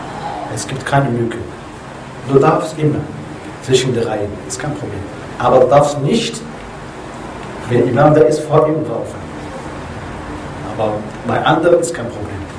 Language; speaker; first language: German; non-native, learner; Arabic